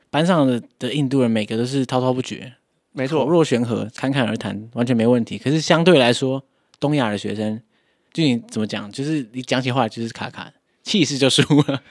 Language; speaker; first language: Chinese; native; Chinese